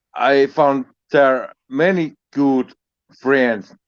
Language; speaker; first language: English; non-native, learner; Finnish